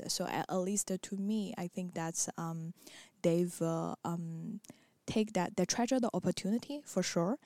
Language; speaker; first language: English; non-native, fluent; Chinese